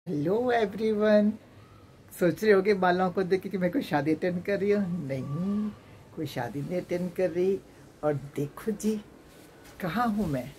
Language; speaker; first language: Hindi; native; Hindi